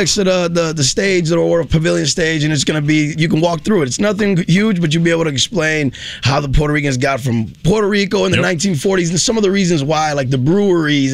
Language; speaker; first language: English; early bilingual, other home language; Spanish